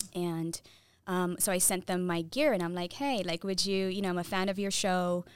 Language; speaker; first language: English; non-native, fluent; Tigrinya